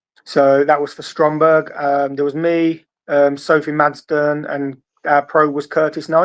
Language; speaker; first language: English; native; English